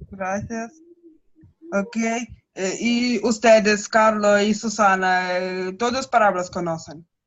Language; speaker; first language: Spanish; non-native, learner; Russian